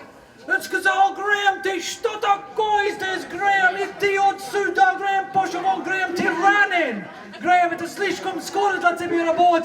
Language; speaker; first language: Russian; non-native, learner; English